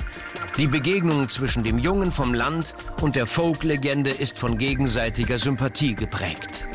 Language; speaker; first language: German; native; German